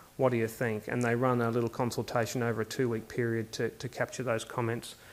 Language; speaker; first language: English; native; English